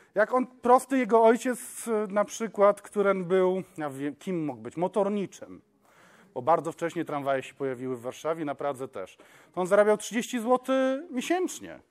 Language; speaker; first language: Polish; non-native, local second language; Kashubian